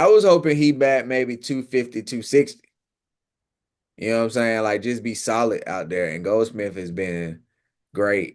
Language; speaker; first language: English; native; English